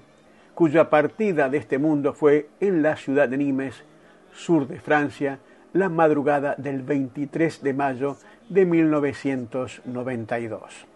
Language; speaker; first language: Spanish; native; Spanish